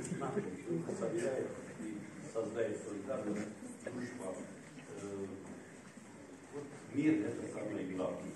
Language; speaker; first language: Russian; non-native, learner; Romanian